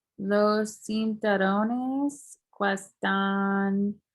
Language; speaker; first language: Spanish; non-native, learner; English